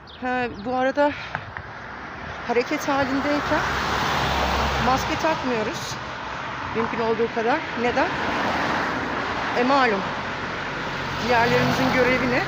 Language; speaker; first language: Turkish; native; Turkish